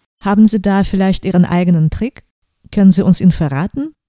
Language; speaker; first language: German; native; German